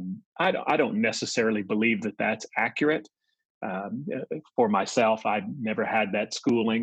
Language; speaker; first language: English; native; English